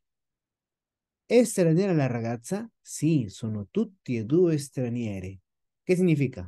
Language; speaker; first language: Italian; non-native, fluent; Spanish